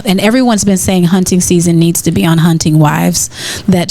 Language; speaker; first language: English; native; English